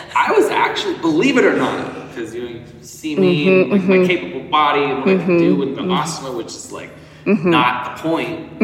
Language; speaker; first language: English; native; English